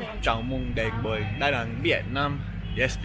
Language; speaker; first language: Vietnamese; non-native, learner; English